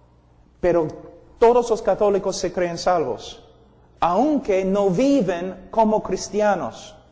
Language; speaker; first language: Spanish; non-native, fluent; English